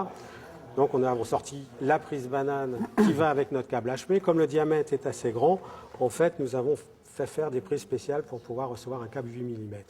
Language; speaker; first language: French; native; French